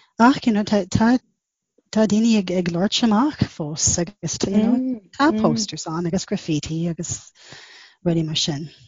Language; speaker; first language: Irish; non-native, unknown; English